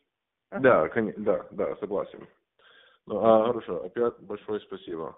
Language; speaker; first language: Russian; non-native, learner; English